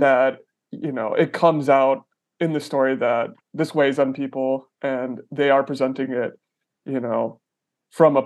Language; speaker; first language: English; native; English